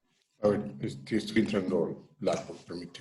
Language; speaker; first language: Spanish; native; Spanish